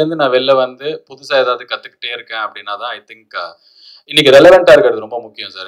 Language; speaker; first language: Tamil; native; Tamil